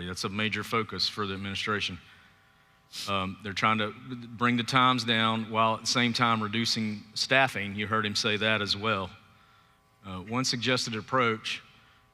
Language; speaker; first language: English; native; English